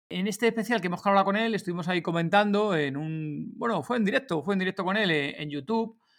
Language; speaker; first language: Spanish; native; Spanish